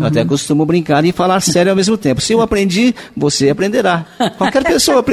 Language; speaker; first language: Portuguese; native; Portuguese